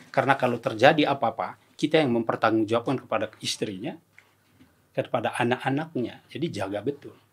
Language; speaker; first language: Indonesian; native; Indonesian